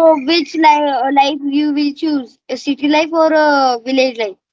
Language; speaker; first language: English; non-native, learner; Marathi